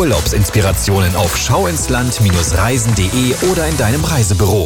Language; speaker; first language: German; native; German